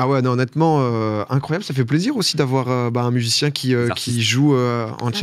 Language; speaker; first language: French; native; French